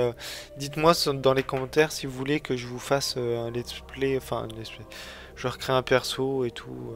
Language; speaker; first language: French; native; French